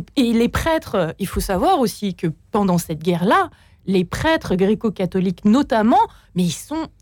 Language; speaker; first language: French; native; French